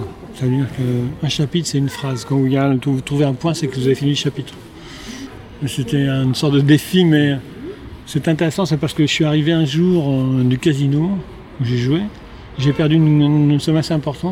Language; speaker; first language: French; native; French